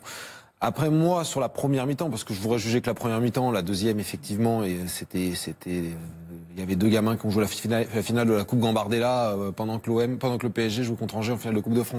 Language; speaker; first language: French; native; French